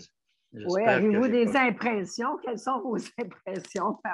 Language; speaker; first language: French; native; French